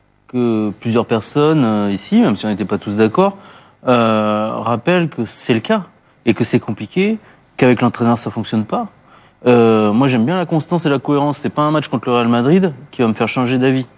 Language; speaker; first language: French; native; French